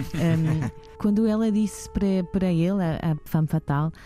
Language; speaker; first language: Portuguese; non-native, fluent; French